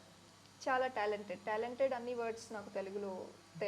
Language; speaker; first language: Telugu; non-native, learner; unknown